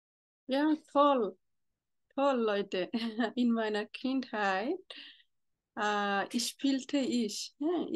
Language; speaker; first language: German; non-native, fluent; Bangla